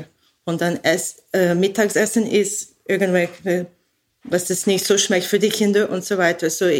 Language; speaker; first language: German; non-native, learner; English